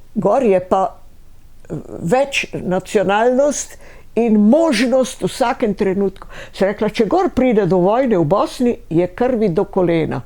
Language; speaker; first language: Slovenian; native; Slovenian